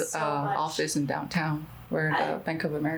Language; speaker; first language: English; non-native, fluent; Korean